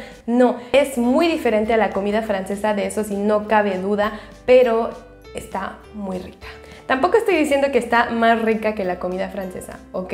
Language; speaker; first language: Spanish; non-native, fluent; French